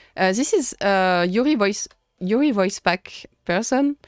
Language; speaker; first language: English; non-native, fluent; French